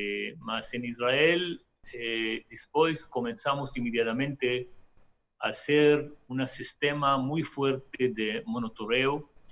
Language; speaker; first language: Spanish; non-native, fluent; Hebrew